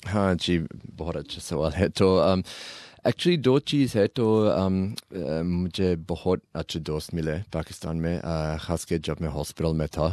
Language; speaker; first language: Urdu; non-native, learner; English